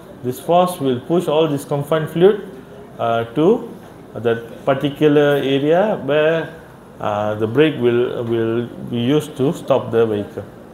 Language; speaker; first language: English; non-native, local second language; Malay